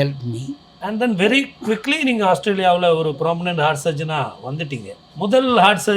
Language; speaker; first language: Tamil; native; Tamil